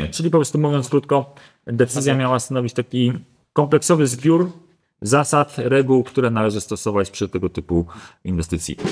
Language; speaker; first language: Polish; native; Polish